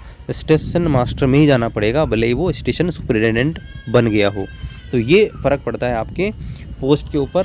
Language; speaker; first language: Hindi; native; Hindi